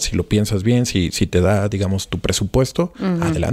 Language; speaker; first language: Spanish; native; Spanish